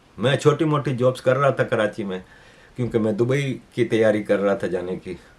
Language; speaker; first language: Urdu; native; Urdu